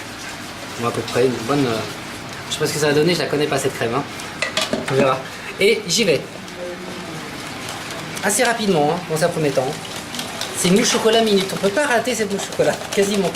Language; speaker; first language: French; native; French